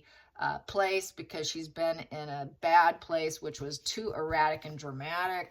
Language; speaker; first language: English; native; English